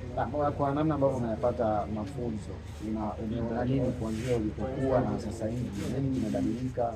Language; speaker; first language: Swahili; native; Swahili